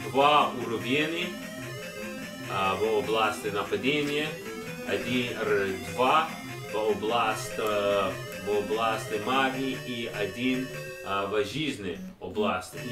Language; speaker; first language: Russian; non-native, learner; English